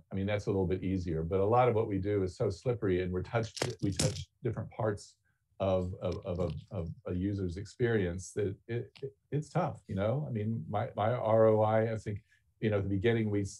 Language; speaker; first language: English; native; English